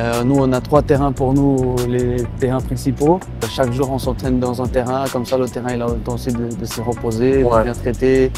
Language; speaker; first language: French; non-native, fluent; Portuguese